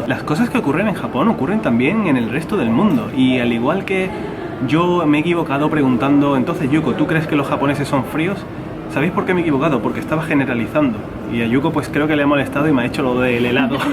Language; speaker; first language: Spanish; native; Spanish